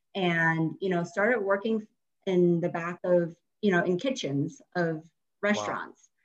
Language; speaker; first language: English; native; English